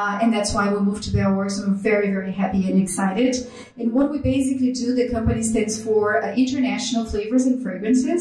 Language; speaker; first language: English; non-native, fluent; Portuguese